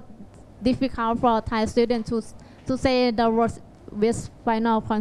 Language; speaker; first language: English; non-native, learner; Thai